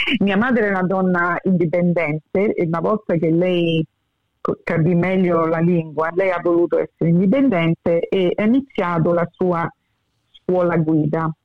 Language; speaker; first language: Italian; early bilingual, heritage; English